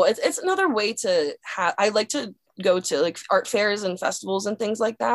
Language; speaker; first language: English; native; English